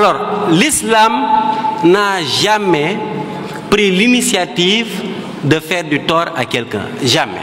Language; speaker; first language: French; non-native, local second language; Wolof